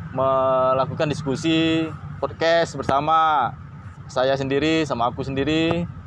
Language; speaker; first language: Indonesian; native; Indonesian